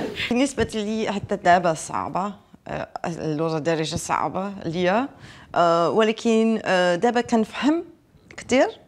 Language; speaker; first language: Arabic; non-native, fluent; Azerbaijani